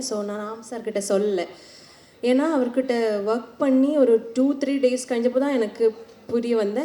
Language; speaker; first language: Tamil; non-native, learner; Malayalam